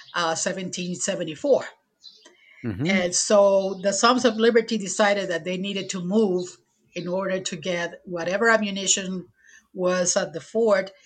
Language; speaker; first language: English; non-native, fluent; Spanish